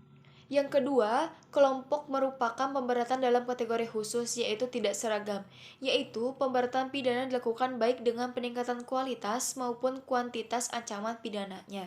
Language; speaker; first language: Indonesian; native; Indonesian